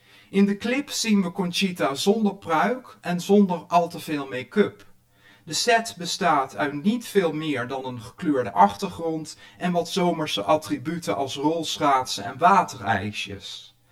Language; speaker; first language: Dutch; native; Dutch